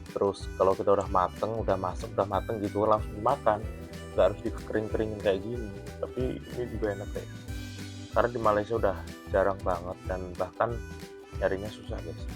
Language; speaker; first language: Indonesian; non-native, local second language; Javanese